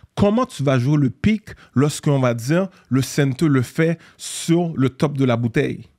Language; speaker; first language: French; native; French